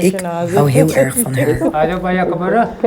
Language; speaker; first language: Dutch; early bilingual, other home language; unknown